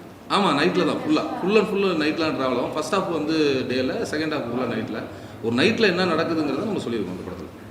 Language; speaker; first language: Tamil; native; Tamil